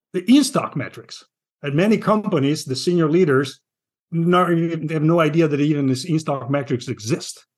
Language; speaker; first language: English; non-native, fluent; Italian